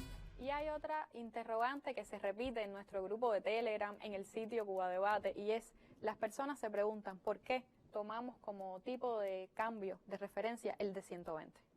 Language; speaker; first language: Spanish; native; Spanish